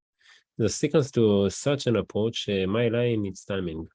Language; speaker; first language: English; non-native, learner; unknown